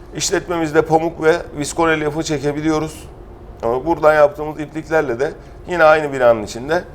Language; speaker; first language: Turkish; native; Turkish